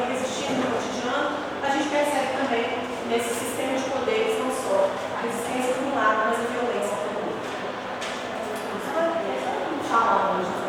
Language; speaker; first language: Portuguese; native; Portuguese